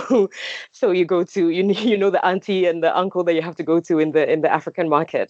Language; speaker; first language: English; non-native, local second language; Akan